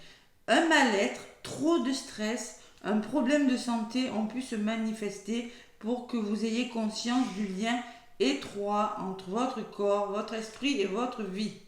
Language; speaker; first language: French; native; French